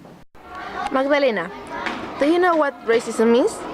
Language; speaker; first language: English; non-native, learner; Spanish